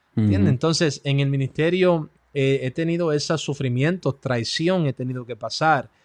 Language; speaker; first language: Spanish; early bilingual, heritage; Spanish